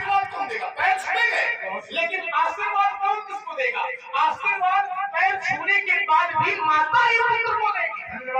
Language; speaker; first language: Hindi; native; Hindi